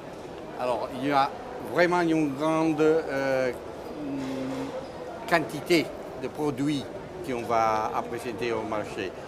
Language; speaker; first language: French; non-native, fluent; Italian